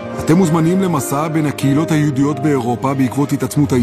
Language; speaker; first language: Hebrew; native; Hebrew